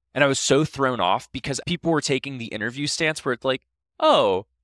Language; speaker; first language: English; native; English